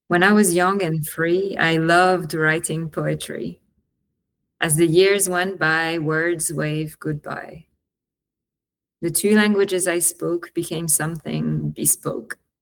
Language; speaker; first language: English; non-native, fluent; French